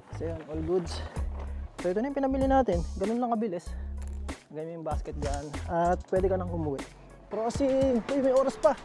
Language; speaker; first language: Filipino; native; Filipino